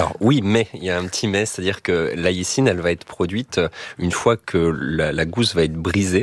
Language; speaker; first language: French; native; French